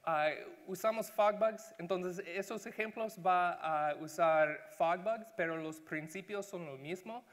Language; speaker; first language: Spanish; non-native, learner; English